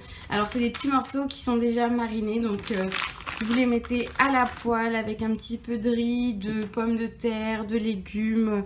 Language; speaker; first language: French; native; French